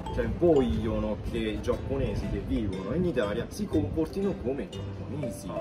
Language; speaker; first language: Italian; non-native, fluent; Japanese